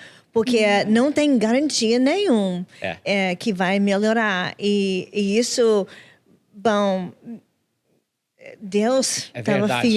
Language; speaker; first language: Portuguese; non-native, fluent; English